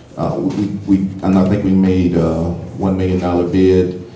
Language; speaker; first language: English; native; English